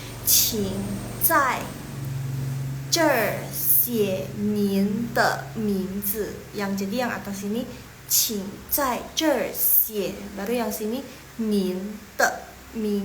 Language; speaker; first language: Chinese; non-native, fluent; Indonesian